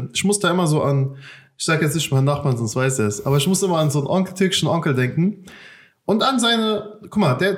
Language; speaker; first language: German; native; German